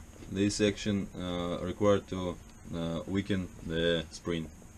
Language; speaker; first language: English; non-native, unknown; Russian